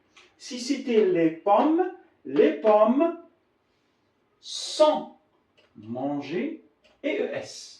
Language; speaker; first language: French; non-native, local second language; Arabic